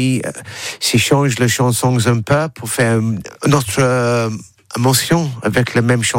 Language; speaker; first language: French; non-native, learner; English